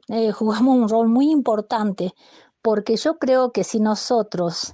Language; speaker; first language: Spanish; native; Spanish